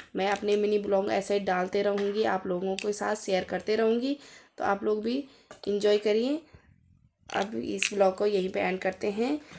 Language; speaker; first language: Hindi; native; Hindi